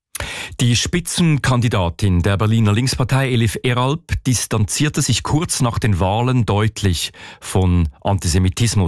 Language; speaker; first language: German; native; German